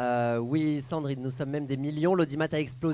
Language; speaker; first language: French; native; French